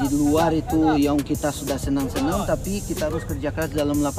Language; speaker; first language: Indonesian; non-native, learner; Portuguese